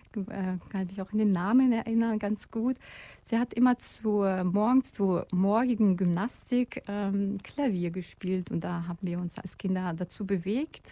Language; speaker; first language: German; non-native, fluent; Russian